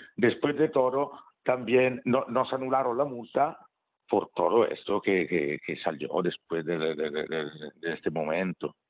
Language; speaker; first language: Spanish; non-native, fluent; Italian